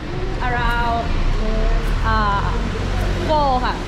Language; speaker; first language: English; non-native, learner; Thai